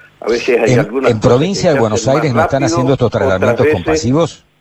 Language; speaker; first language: Spanish; native; Spanish